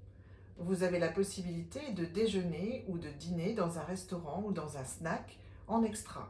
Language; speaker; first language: French; native; French